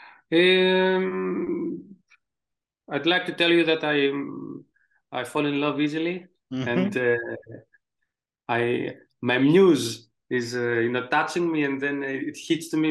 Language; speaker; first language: English; non-native, fluent; Greek